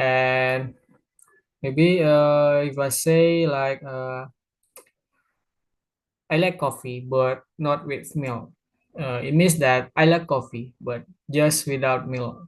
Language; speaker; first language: English; non-native, learner; Indonesian